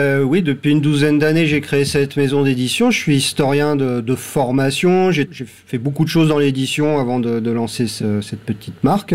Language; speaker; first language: French; native; French